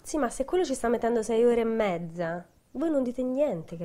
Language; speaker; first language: Italian; native; Italian